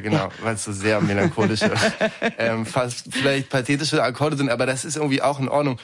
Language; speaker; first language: German; native; German